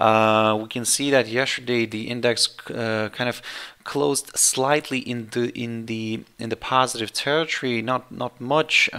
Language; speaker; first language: English; non-native, fluent; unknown